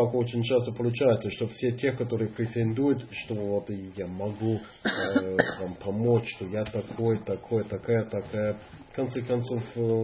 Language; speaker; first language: Russian; non-native, fluent; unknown